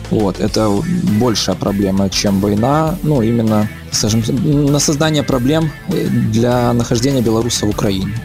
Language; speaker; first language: Russian; native; Russian